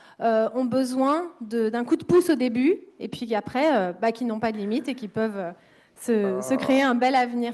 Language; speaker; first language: French; native; French